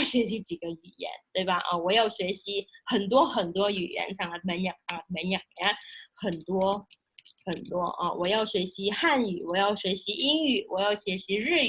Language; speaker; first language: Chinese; non-native, fluent; Indonesian